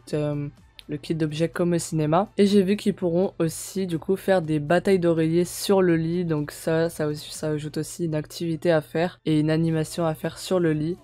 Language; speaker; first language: French; native; French